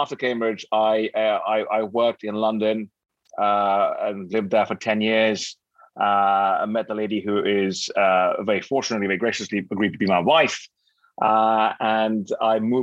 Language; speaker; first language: English; non-native, local second language; Hindi